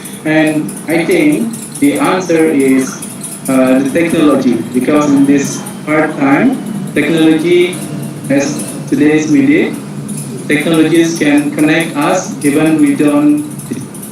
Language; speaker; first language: English; non-native, fluent; Indonesian